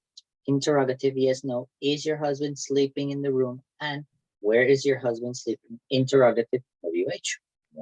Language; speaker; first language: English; non-native, fluent; Spanish